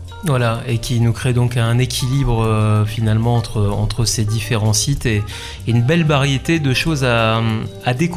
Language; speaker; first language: French; native; French